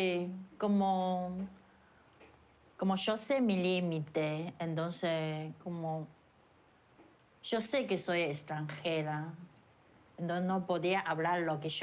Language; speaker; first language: Spanish; non-native, fluent; Chinese